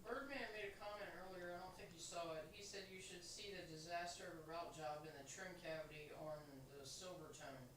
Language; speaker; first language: English; native; English